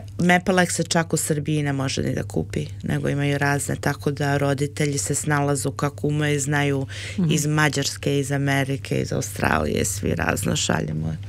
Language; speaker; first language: Serbian; early bilingual, heritage; Serbian